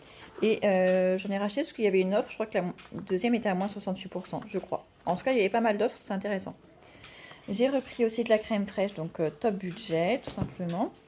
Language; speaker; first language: French; native; French